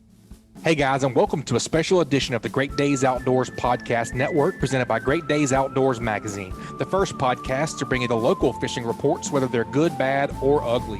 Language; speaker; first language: English; native; English